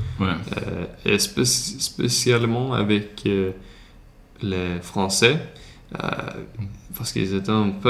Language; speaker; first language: French; non-native, learner; Swedish